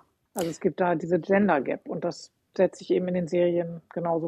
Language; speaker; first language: German; native; German